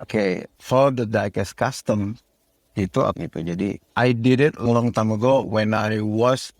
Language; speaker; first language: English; non-native, learner; Indonesian